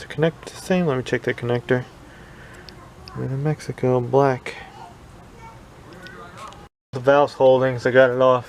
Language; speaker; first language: English; native; English